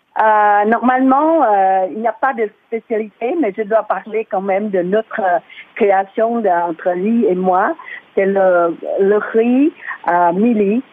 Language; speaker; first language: French; non-native, fluent; Vietnamese